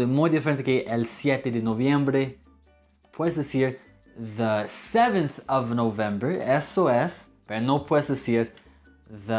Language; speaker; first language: Spanish; non-native, fluent; English